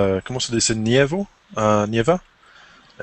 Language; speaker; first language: Spanish; non-native, learner; English